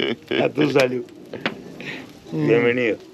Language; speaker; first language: Spanish; native; Spanish